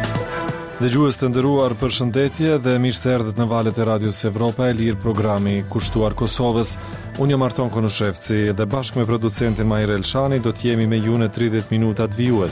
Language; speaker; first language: Albanian; native; Albanian